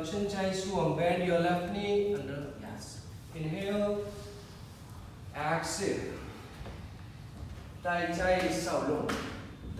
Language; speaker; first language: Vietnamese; non-native, learner; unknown